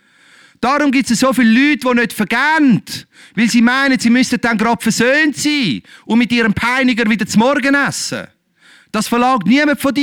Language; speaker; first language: German; native; German